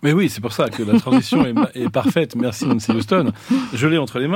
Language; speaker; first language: French; native; French